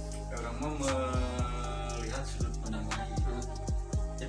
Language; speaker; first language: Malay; non-native, local second language; Sundanese